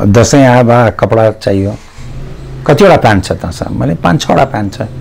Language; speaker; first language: Nepali; native; Nepali